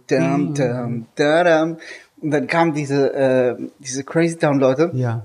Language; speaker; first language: German; non-native, fluent; Hebrew